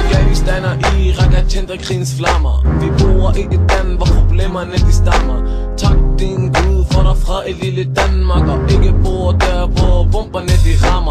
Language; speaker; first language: Danish; early bilingual, other home language; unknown